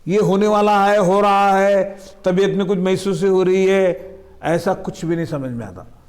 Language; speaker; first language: Hindi; non-native, local second language; Marathi